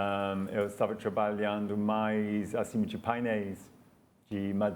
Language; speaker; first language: Portuguese; non-native, fluent; English